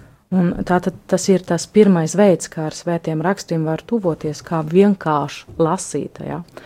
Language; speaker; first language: Latvian; non-native, fluent; German